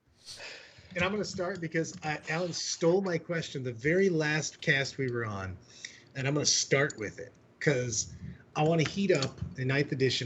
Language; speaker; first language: English; native; English